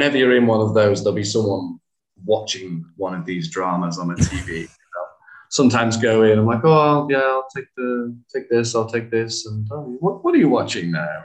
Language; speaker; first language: English; native; English